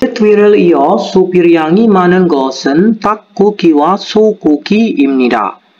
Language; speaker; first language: Korean; non-native, fluent; Indonesian